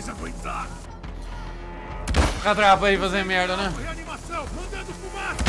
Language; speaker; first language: Portuguese; native; Portuguese